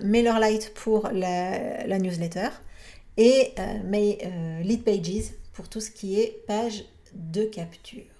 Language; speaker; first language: French; native; French